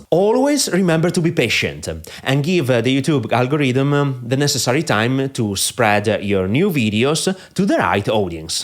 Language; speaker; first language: English; non-native, fluent; Italian